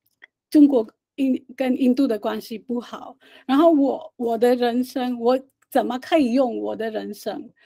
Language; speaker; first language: Chinese; non-native, fluent; Hindi